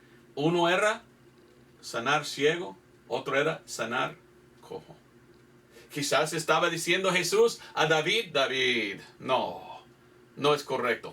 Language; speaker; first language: Spanish; non-native, fluent; English